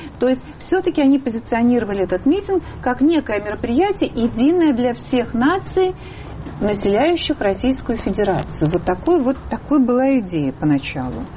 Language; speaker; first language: Russian; native; Russian